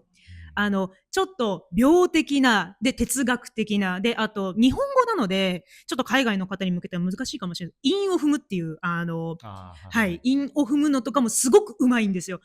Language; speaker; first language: Japanese; native; Japanese